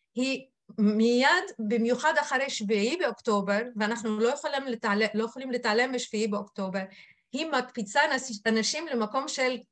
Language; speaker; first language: Hebrew; non-native, local second language; Arabic